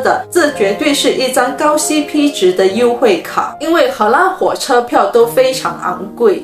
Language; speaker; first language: Chinese; native; Chinese